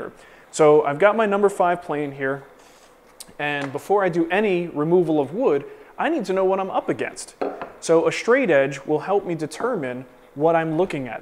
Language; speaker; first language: English; native; English